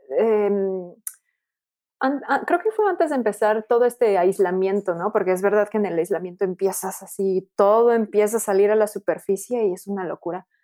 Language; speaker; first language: Spanish; native; Spanish